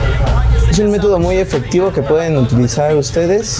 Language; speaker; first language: Spanish; native; Spanish